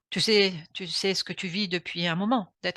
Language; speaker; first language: French; native; French